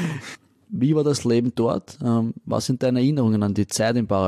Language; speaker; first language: German; native; German